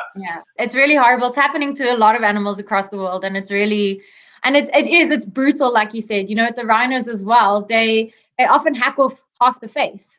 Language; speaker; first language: English; native; English